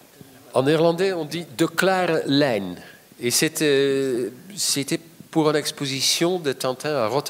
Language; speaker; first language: French; non-native, fluent; Dutch